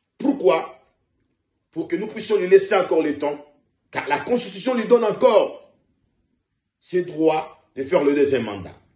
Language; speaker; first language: French; non-native, local second language; Lingala